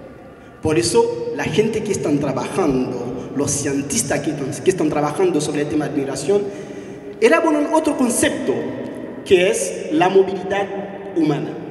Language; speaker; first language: Spanish; non-native, fluent; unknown